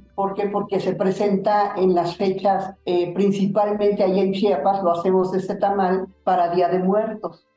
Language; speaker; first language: Spanish; native; Spanish